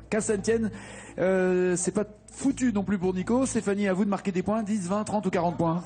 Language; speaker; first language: French; native; French